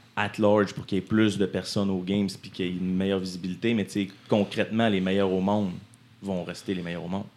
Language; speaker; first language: French; native; French